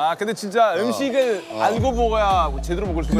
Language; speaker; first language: Korean; non-native, fluent; Italian